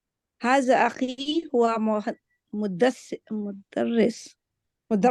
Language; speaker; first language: Arabic; non-native, learner; Urdu